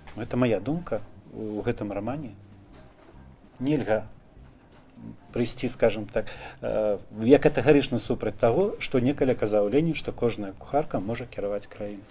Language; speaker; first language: Belarusian; native; Belarusian